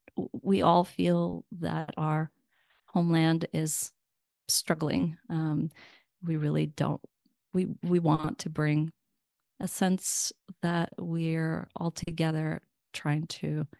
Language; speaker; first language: English; non-native, fluent; Russian